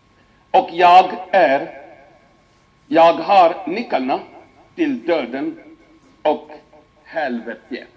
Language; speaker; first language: Swedish; non-native, fluent; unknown